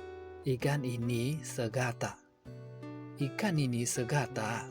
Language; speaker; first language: Indonesian; non-native, learner; Burmese